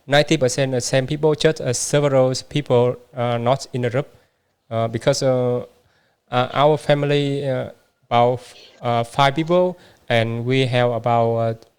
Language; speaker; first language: English; non-native, learner; Vietnamese